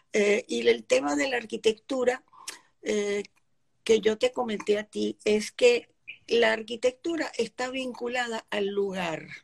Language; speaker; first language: Spanish; early bilingual, other home language; Polish